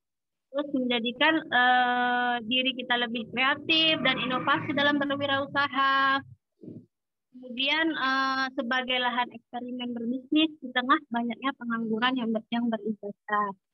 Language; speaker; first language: Indonesian; native; Indonesian